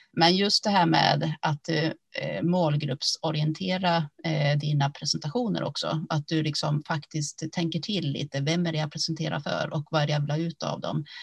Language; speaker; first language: Swedish; early bilingual, other home language; Finnish